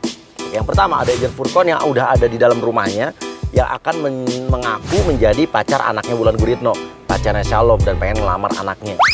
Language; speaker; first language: Indonesian; native; Indonesian